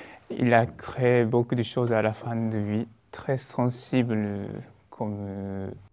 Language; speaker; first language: French; non-native, fluent; Japanese